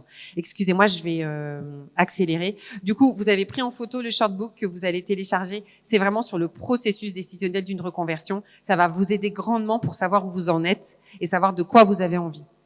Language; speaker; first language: French; native; French